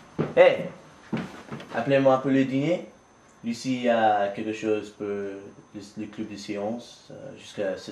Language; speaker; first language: French; non-native, learner; English